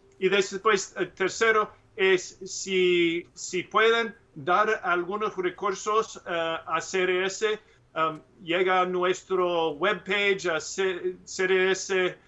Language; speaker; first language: Spanish; non-native, learner; English